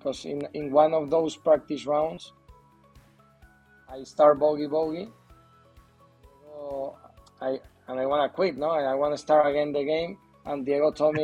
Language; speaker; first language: English; non-native, learner; Spanish